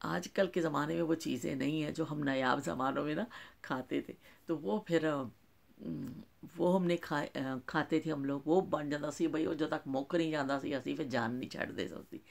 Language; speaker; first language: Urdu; non-native, local second language; Punjabi